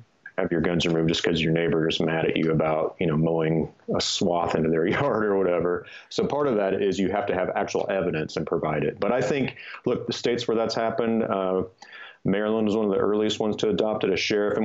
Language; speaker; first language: English; native; English